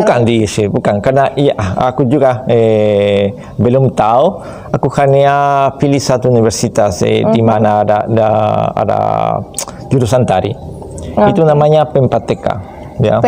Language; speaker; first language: Indonesian; non-native, fluent; Spanish